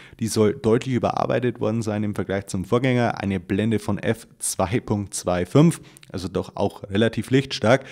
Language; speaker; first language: German; native; German